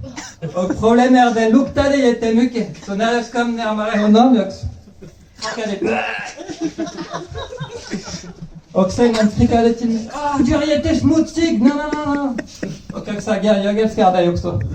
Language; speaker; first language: Swedish; non-native, fluent; French